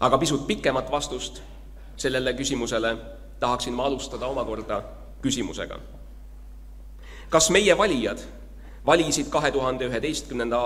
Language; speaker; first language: Estonian; native; Estonian